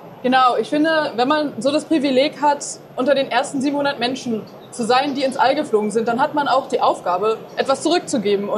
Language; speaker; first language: German; native; German